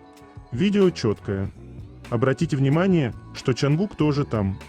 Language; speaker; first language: Russian; native; Russian